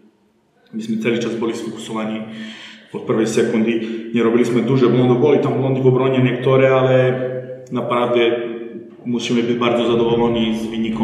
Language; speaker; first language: Polish; non-native, learner; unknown